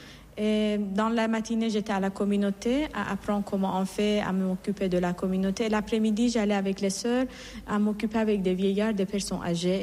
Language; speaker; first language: French; non-native, fluent; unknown